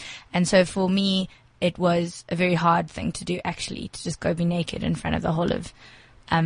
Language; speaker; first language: English; native; English